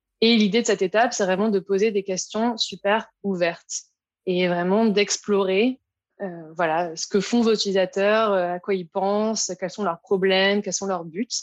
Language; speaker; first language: French; native; French